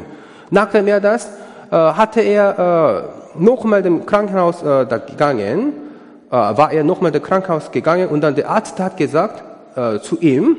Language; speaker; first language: German; non-native, learner; Korean